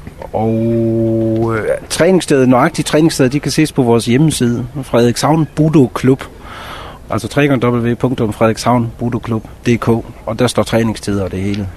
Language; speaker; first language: Danish; native; Danish